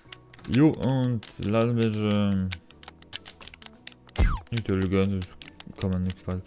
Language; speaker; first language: German; non-native, learner; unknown